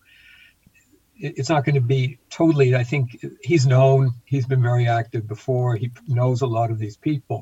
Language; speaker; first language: English; native; English